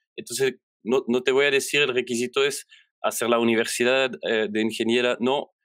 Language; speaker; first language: Spanish; non-native, fluent; French